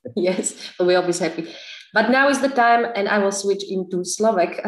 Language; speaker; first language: English; non-native, fluent; Slovak